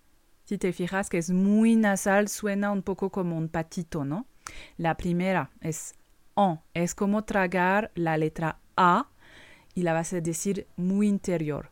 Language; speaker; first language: Spanish; non-native, fluent; French